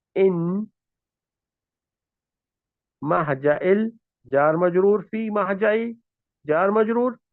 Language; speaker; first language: Arabic; non-native, fluent; Urdu